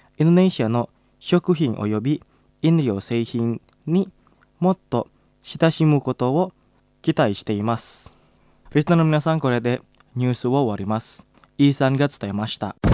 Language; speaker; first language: Japanese; non-native, fluent; Indonesian